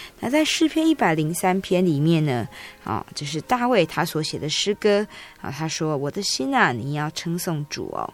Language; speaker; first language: Chinese; native; Chinese